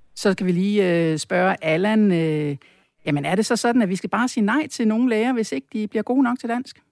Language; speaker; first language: Danish; native; Danish